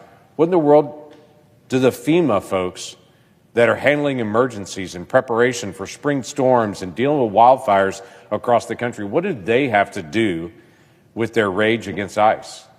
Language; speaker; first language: English; native; English